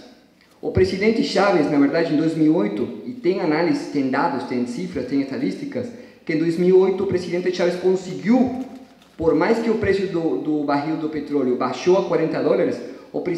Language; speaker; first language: Portuguese; non-native, fluent; Spanish